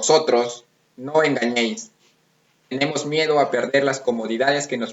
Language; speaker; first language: Spanish; native; Spanish